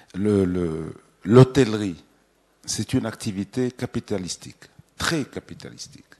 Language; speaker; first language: French; non-native, local second language; Arabic